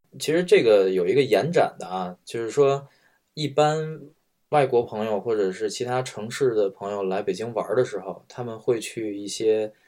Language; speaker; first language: Chinese; native; Chinese